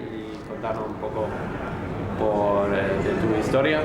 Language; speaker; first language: Spanish; non-native, fluent; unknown